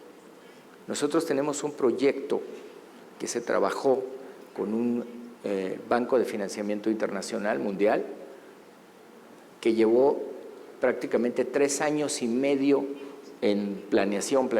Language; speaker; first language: Spanish; native; Spanish